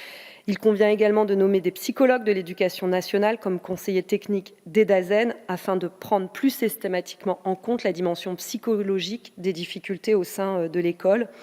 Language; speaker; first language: French; native; French